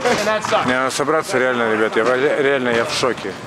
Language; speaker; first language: Russian; native; Russian